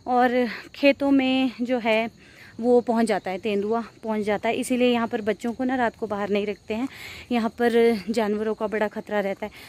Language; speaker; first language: Hindi; non-native, local second language; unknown